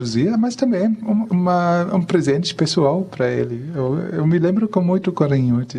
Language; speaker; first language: Portuguese; non-native, fluent; German